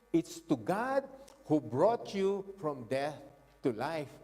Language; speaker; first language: English; non-native, local second language; Filipino